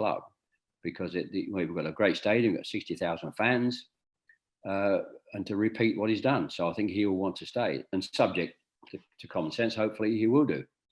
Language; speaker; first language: English; native; English